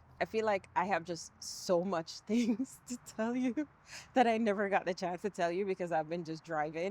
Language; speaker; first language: English; native; English